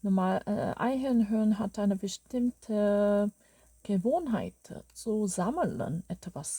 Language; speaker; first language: German; non-native, learner; Korean